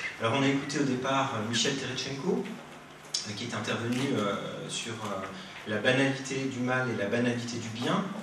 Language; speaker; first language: French; native; French